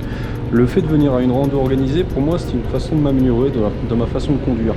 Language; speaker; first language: French; native; French